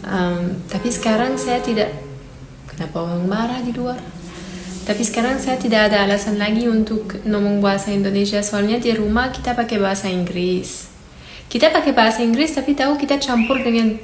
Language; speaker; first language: Indonesian; non-native, learner; Japanese